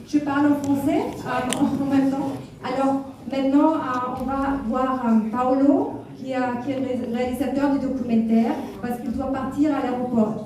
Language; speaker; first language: French; non-native, fluent; German